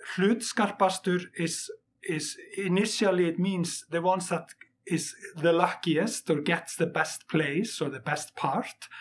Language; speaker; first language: English; non-native, fluent; Icelandic